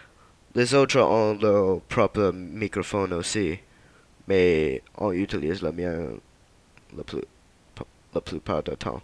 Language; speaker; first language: French; non-native, learner; English